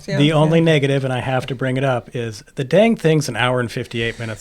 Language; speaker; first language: English; native; English